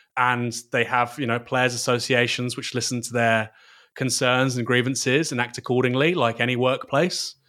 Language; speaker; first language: English; native; English